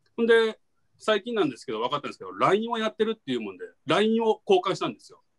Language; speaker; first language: Japanese; native; Japanese